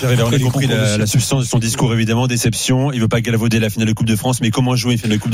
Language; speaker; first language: French; native; French